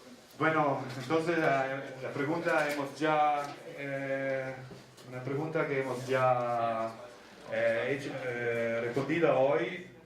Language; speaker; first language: Spanish; non-native, learner; Italian